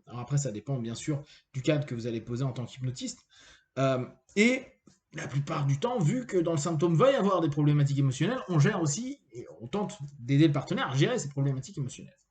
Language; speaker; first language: French; native; French